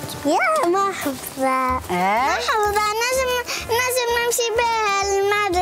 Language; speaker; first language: Arabic; native; Arabic